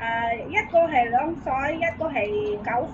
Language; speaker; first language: Cantonese; non-native, learner; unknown